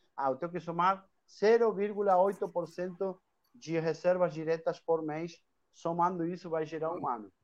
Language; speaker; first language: Portuguese; non-native, fluent; Spanish